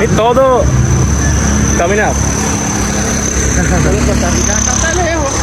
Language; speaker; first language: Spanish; non-native, learner; Malayalam